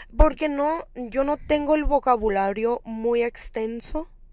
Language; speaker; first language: Spanish; early bilingual, heritage; Spanish